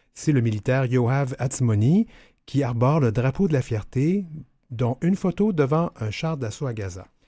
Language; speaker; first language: French; native; French